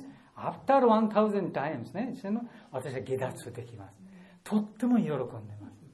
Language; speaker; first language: Japanese; non-native, learner; Bangla